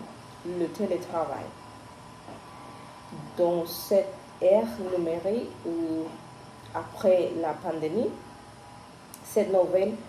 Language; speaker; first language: French; non-native, learner; Spanish